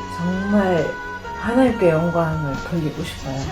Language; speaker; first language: Korean; non-native, fluent; Mongolian